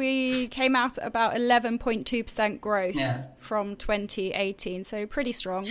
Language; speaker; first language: English; native; English